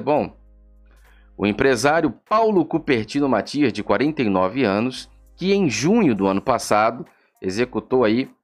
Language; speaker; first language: Portuguese; native; Portuguese